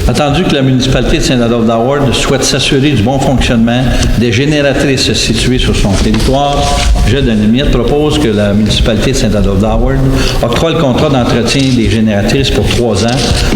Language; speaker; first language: French; native; French